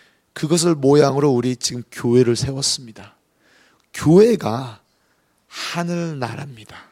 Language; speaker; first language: Korean; native; Korean